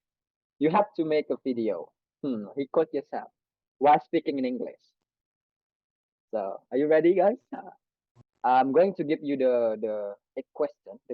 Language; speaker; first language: English; non-native, fluent; Indonesian